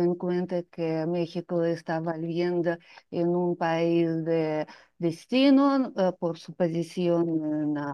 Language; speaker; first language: Spanish; non-native, fluent; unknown